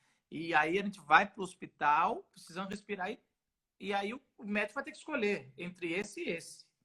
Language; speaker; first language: Portuguese; native; Portuguese